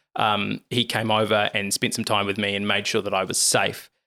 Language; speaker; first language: English; native; English